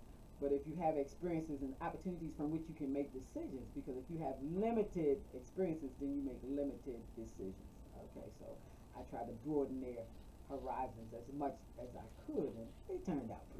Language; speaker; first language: English; native; English